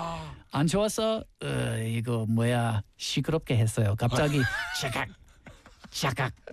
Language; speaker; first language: Korean; non-native, learner; English